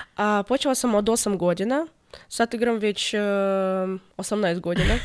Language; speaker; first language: Serbian; non-native, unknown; Russian